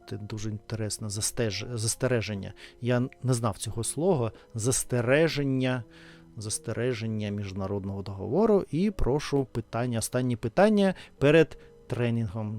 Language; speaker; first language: Ukrainian; non-native, learner; Russian